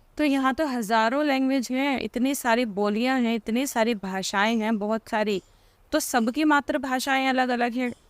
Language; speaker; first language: Hindi; native; Hindi